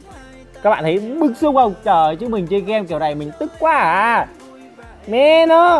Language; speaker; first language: Vietnamese; native; Vietnamese